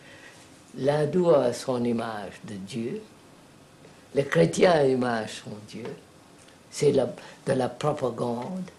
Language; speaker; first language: French; non-native, fluent; Telugu